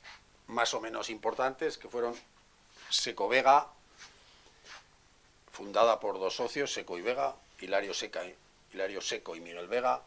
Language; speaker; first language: Spanish; native; Spanish